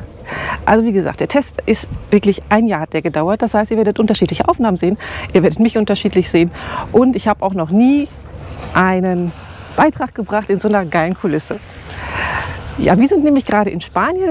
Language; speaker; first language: German; native; German